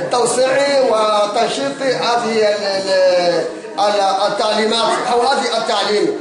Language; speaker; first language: Arabic; non-native, local second language; Comorian